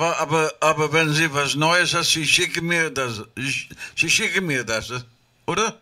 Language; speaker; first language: German; non-native, learner; Dutch